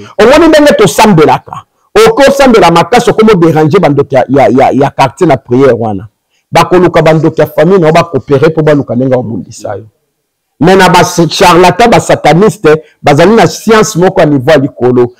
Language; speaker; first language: Lingala; native; Lingala